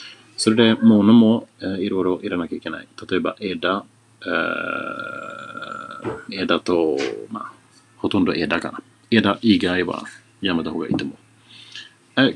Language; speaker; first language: Japanese; non-native, fluent; Swedish